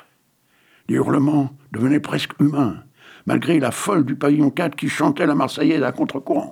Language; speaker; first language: French; native; French